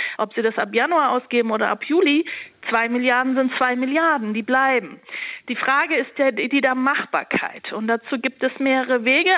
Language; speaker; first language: German; early bilingual, other home language; Turkish